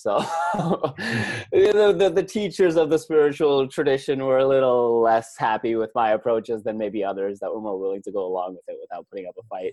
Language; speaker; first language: English; native; English